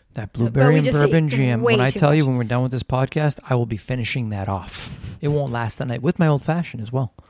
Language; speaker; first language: English; native; English